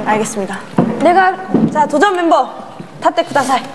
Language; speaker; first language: Korean; native; Korean